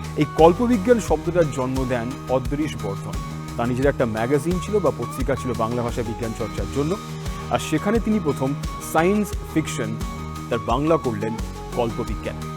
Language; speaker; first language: Bangla; native; Bangla